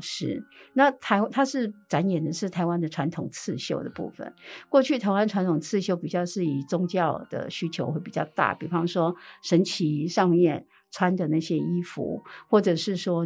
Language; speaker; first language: Chinese; native; Chinese